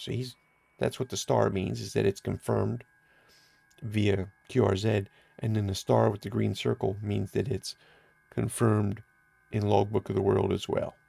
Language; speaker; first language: English; native; English